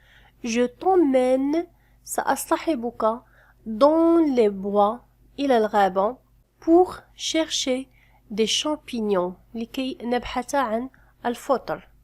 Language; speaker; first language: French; non-native, fluent; Arabic